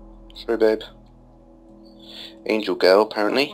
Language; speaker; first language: English; native; English